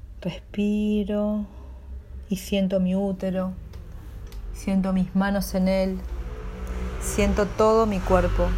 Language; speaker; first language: Spanish; native; Spanish